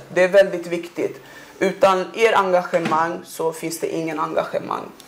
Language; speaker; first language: Swedish; early bilingual, other home language; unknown